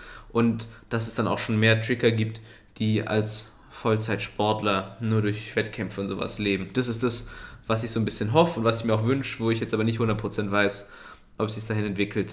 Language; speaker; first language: German; native; German